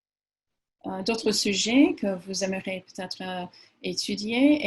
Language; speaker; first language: French; non-native, fluent; English